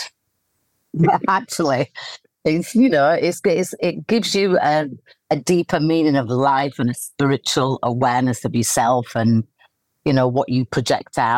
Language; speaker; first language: English; native; English